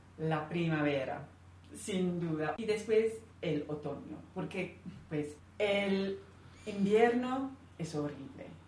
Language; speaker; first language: Spanish; non-native, fluent; English